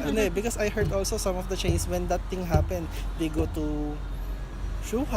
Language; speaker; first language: English; non-native, learner; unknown